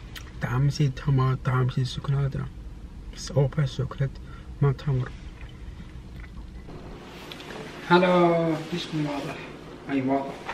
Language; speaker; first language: Arabic; non-native, learner; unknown